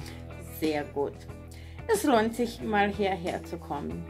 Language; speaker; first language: German; non-native, learner; Portuguese